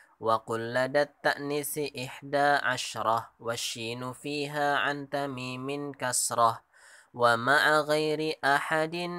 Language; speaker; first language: Arabic; non-native, learner; Indonesian